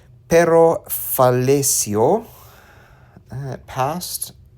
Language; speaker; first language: Spanish; non-native, learner; English